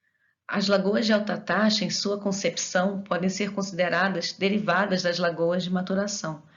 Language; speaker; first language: Portuguese; native; Portuguese